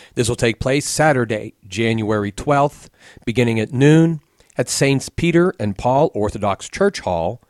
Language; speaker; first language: English; native; English